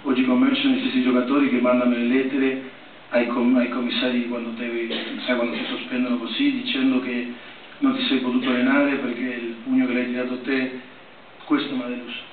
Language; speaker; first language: Italian; non-native, fluent; Spanish